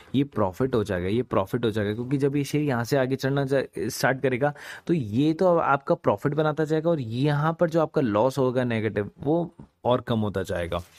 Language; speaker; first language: Hindi; native; Hindi